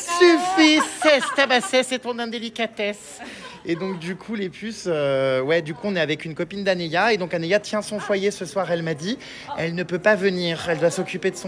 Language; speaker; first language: French; native; French